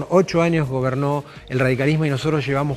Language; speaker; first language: Spanish; native; Spanish